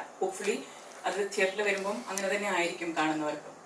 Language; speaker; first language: Malayalam; native; Malayalam